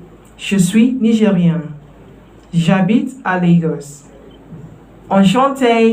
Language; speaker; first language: French; non-native, fluent; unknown